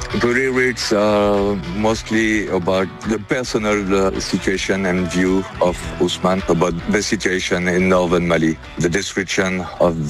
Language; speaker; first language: English; non-native, fluent; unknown